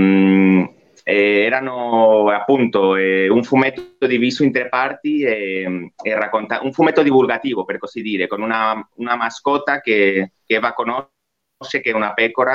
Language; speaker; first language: Italian; non-native, fluent; Spanish